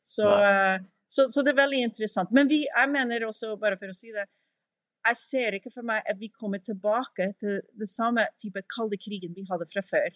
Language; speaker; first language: Norwegian; early bilingual, heritage; English